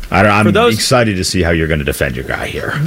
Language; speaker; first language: English; native; English